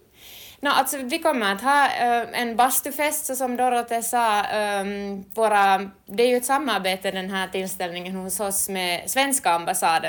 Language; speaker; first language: Swedish; native; Swedish